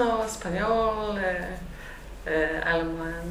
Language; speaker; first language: Portuguese; non-native, learner; Lithuanian